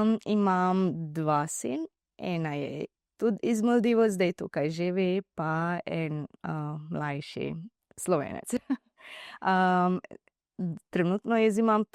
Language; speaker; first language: Slovenian; non-native, learner; Divehi